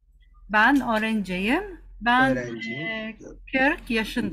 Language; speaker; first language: Turkish; non-native, learner; Arabic